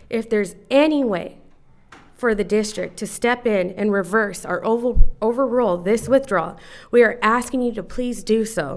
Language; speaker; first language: English; native; English